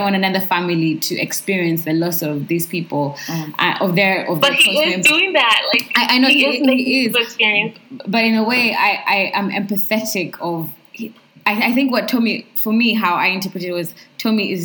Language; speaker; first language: English; non-native, local second language; Ganda